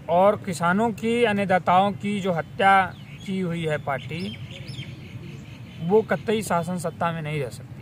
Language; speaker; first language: Hindi; native; Hindi